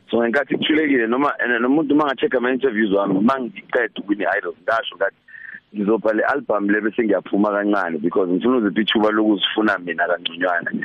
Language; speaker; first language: Zulu; native; Zulu